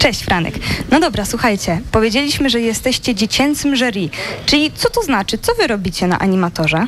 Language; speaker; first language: Polish; native; Polish